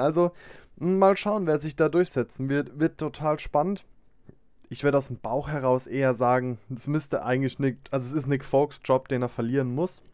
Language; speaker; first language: German; native; German